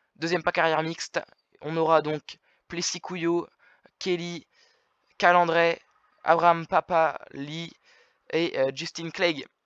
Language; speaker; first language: French; native; French